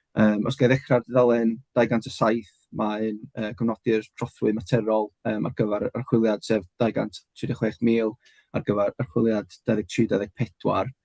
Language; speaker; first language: Welsh; native; Welsh